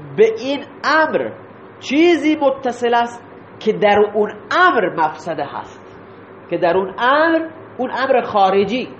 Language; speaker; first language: Persian; non-native, local second language; Baluchi